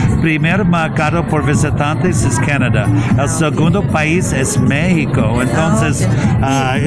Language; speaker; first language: Spanish; non-native, learner; English